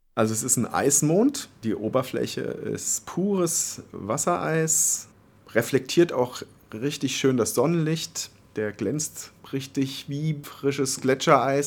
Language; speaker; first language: German; native; German